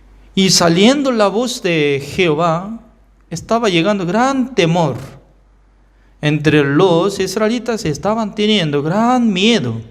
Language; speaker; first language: Spanish; non-native, fluent; Korean